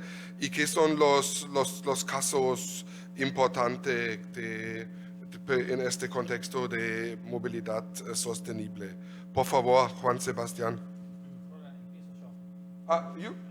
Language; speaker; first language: Spanish; non-native, learner; German